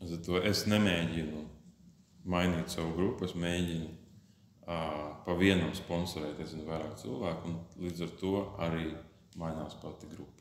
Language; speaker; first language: Latvian; native; Latvian